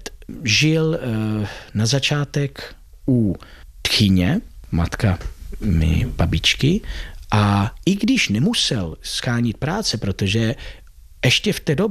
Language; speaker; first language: Czech; non-native, learner; Italian